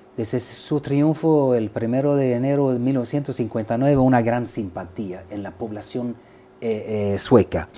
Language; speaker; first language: Spanish; non-native, fluent; Swedish